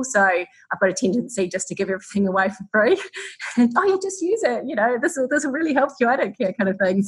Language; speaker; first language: English; native; English